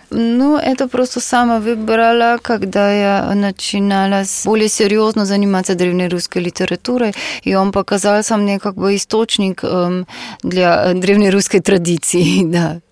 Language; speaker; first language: Russian; non-native, fluent; Slovenian